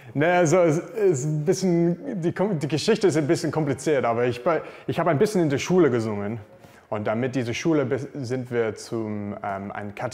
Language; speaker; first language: German; non-native, learner; English